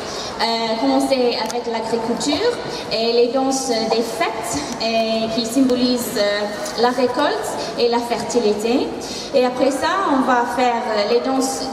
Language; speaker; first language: French; non-native, fluent; English